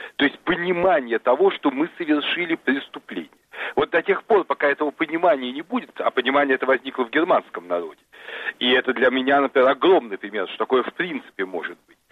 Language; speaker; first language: Russian; native; Russian